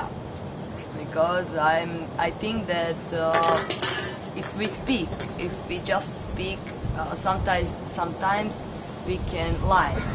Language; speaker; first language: English; non-native, learner; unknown